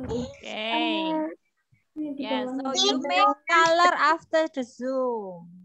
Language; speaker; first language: English; non-native, fluent; Indonesian